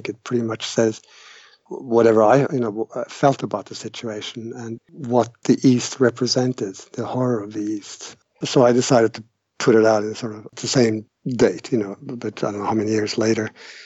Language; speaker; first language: English; non-native, fluent; Norwegian